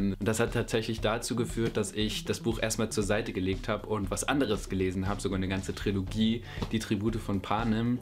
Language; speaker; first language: German; native; German